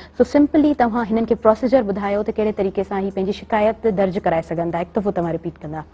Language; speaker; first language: Sindhi; native; Sindhi